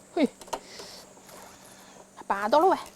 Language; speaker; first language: Chinese; native; Chinese